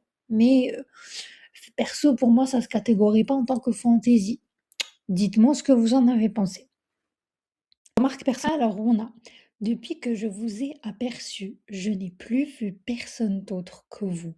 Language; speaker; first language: French; native; French